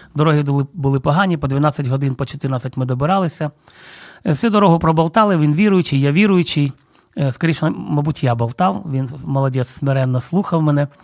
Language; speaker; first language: Ukrainian; non-native, local second language; Russian